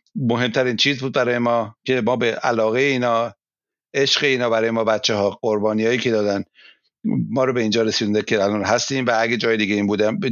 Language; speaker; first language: Persian; native; Persian